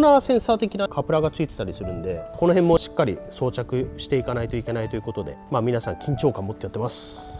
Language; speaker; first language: Japanese; native; Japanese